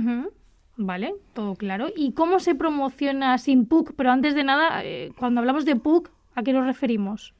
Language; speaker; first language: Spanish; native; Spanish